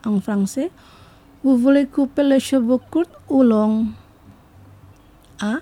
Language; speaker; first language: French; non-native, fluent; Indonesian